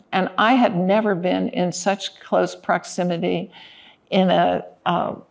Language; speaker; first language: English; native; English